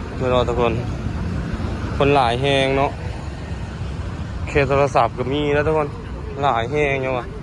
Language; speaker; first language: Thai; non-native, local second language; Northeastern Thai